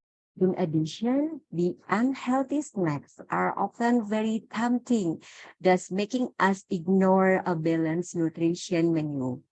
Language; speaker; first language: English; non-native, learner; Indonesian